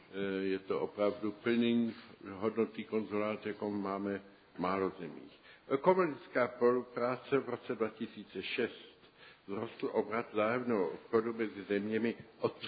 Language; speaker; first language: Czech; early bilingual, other home language; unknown